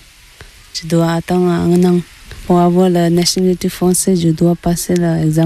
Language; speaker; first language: French; non-native, learner; Tibetan